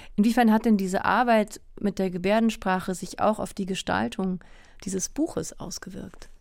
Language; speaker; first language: German; native; German